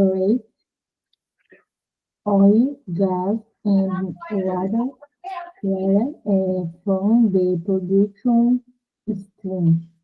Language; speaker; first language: English; non-native, learner; Portuguese